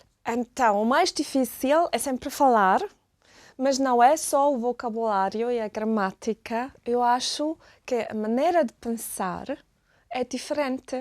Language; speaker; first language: Portuguese; non-native, fluent; German